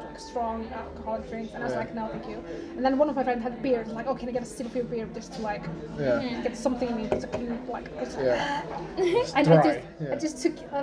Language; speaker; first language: English; non-native, fluent; Icelandic